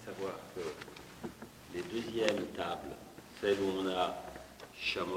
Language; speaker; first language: French; native; French